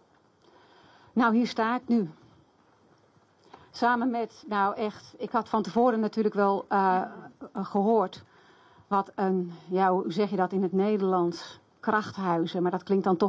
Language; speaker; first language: Dutch; native; Dutch